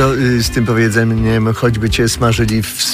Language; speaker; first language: Polish; native; Polish